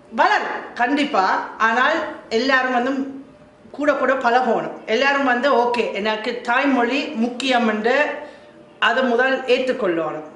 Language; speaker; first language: Tamil; non-native, fluent; German